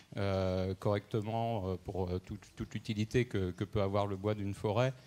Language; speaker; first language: French; native; French